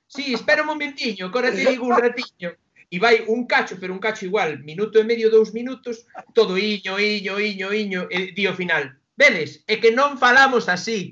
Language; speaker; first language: Galician; non-native, local second language; Spanish